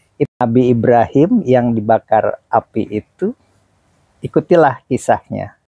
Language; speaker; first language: Indonesian; native; Indonesian